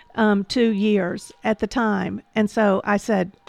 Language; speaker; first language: English; native; English